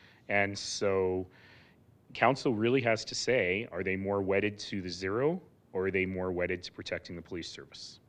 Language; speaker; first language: English; native; English